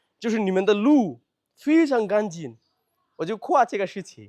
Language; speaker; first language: Chinese; non-native, fluent; Bangla